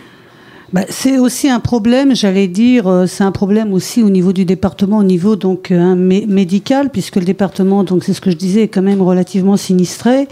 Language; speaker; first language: French; native; French